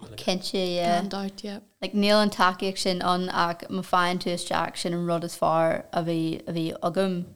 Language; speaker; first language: Irish; non-native, local second language; English